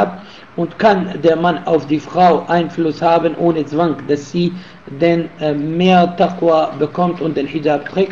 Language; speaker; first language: German; non-native, fluent; Arabic